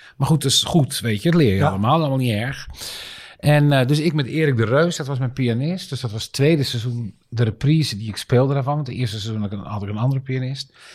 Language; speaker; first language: Dutch; native; Dutch